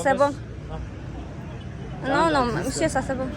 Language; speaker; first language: French; non-native, learner; Kazakh